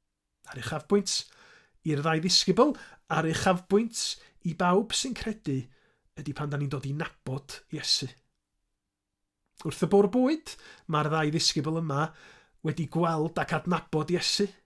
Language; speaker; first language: Welsh; native; Welsh